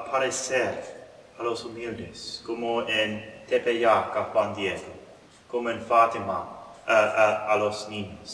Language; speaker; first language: Spanish; non-native, learner; English